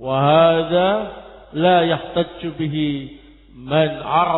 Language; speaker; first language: Arabic; non-native, fluent; Indonesian